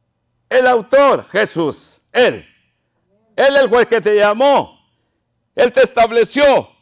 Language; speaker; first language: Spanish; native; Spanish